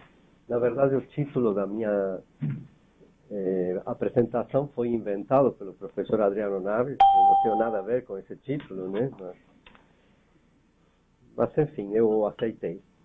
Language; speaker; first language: Portuguese; non-native, fluent; Spanish